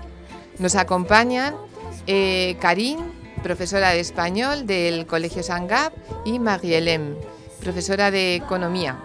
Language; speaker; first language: Spanish; native; Spanish